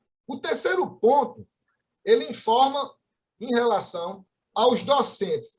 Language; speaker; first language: Portuguese; native; Portuguese